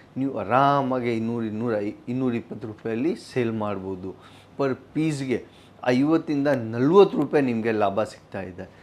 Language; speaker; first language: Kannada; non-native, fluent; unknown